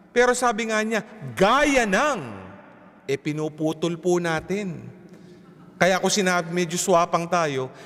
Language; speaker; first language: Filipino; native; Filipino